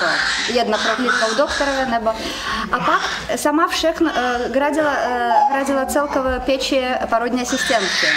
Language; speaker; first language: Czech; non-native, learner; Russian